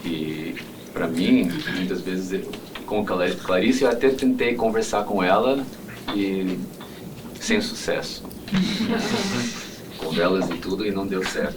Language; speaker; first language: Portuguese; non-native, fluent; English